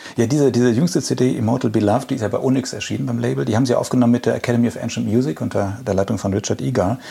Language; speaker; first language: German; native; German